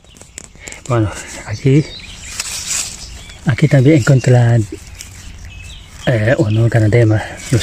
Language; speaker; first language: Spanish; non-native, learner; Chinese